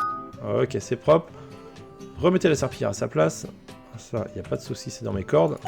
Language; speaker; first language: French; native; French